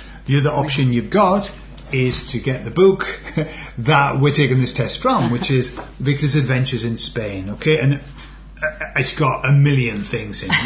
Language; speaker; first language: English; native; English